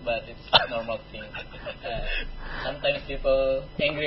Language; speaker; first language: English; non-native, learner; Indonesian